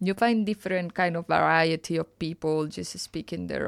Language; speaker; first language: English; non-native, fluent; Spanish